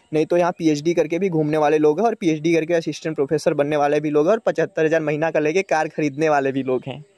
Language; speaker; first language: Hindi; native; Hindi